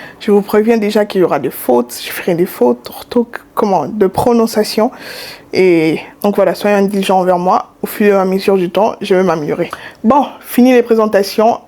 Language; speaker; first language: French; non-native, local second language; Lingala